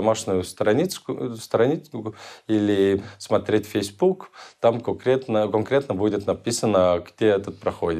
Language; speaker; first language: Russian; non-native, local second language; Estonian